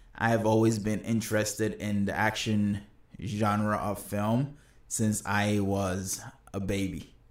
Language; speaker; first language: English; early bilingual, other home language; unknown